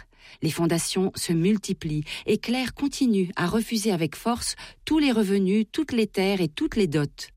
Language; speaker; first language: French; native; French